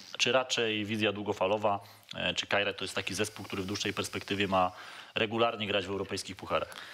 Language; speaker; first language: Polish; native; Polish